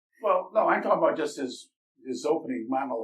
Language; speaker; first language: English; native; English